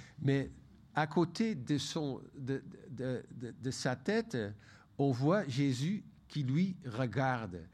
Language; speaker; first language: French; non-native, fluent; Dutch